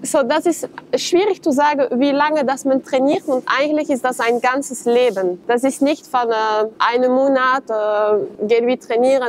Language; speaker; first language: German; non-native, fluent; French